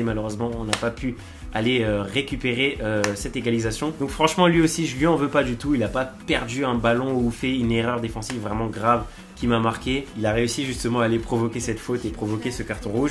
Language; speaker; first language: French; native; French